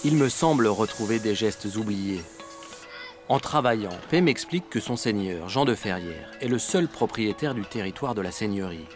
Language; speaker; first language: French; native; French